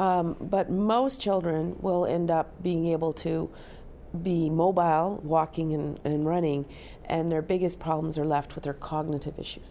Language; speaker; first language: English; native; English